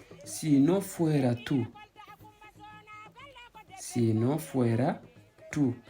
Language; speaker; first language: Spanish; non-native, fluent; Fula